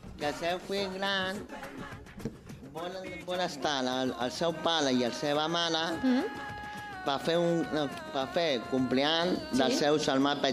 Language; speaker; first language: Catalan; non-native, local second language; Spanish